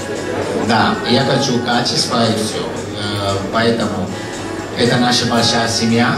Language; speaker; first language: Russian; non-native, learner; Italian